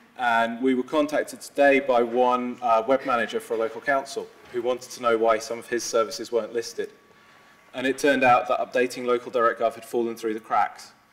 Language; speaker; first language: English; native; English